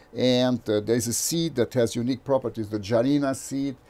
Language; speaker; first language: English; non-native, fluent; Portuguese